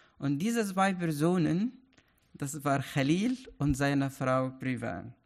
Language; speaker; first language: German; non-native, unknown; Arabic